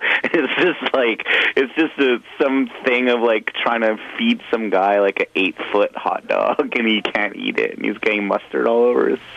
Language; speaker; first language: English; native; English